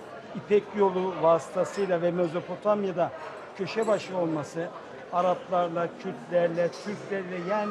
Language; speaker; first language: Turkish; native; Turkish